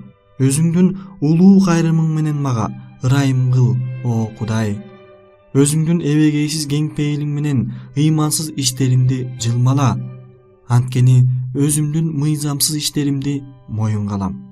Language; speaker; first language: Kyrgyz; native; Kyrgyz